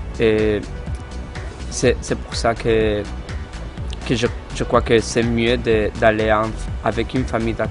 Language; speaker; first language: French; non-native, fluent; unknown